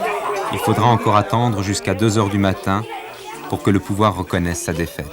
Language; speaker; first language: French; native; French